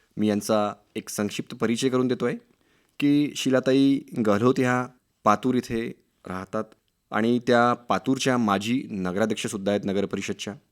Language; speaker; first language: Marathi; native; Marathi